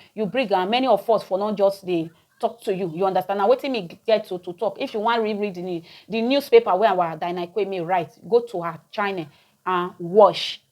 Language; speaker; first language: Nigerian Pidgin; native; Nigerian Pidgin